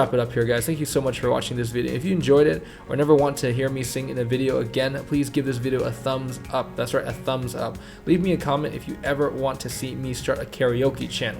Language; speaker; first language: English; early bilingual, other home language; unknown